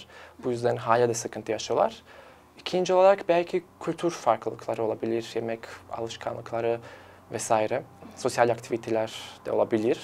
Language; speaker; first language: Turkish; non-native, fluent; Serbian